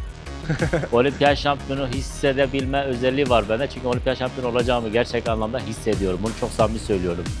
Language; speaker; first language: Turkish; native; Turkish